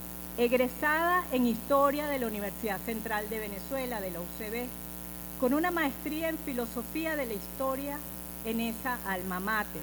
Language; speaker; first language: Spanish; native; Spanish